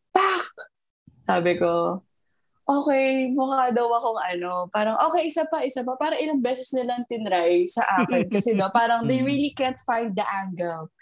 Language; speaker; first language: Filipino; early bilingual, heritage; Filipino